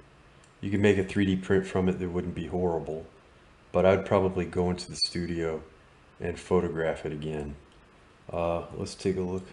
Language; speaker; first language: English; native; English